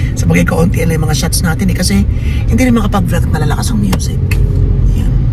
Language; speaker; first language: Filipino; native; Filipino